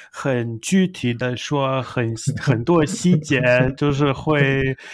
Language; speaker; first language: Chinese; non-native, fluent; English